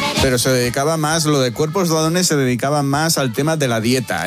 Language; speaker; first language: Spanish; native; Spanish